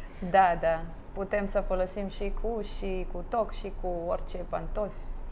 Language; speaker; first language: Romanian; non-native, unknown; Russian